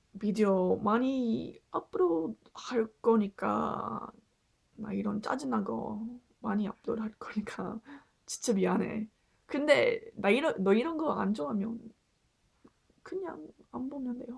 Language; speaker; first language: Korean; non-native, learner; English